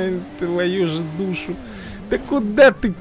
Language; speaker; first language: Russian; native; Russian